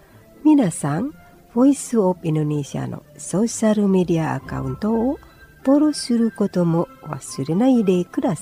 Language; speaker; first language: Japanese; non-native, fluent; Indonesian